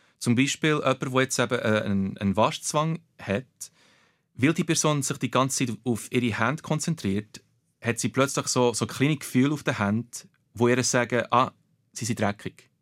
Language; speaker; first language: German; early bilingual, other home language; Portuguese